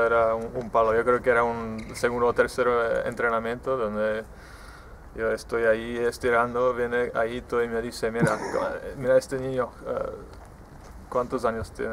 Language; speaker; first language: Spanish; non-native, fluent; Czech